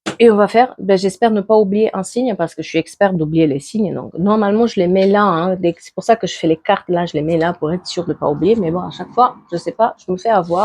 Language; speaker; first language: French; native; French